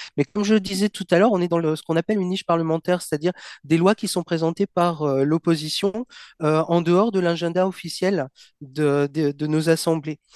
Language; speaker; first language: French; native; French